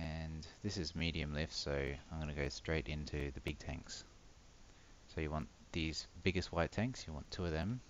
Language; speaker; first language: English; native; English